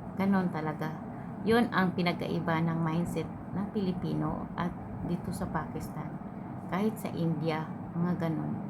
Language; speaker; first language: Filipino; non-native, local second language; Cebuano